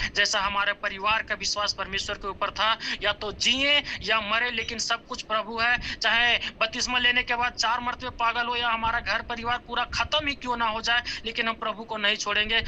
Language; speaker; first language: Hindi; native; Hindi